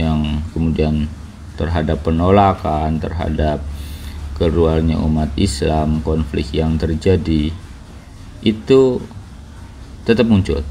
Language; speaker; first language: Indonesian; native; Indonesian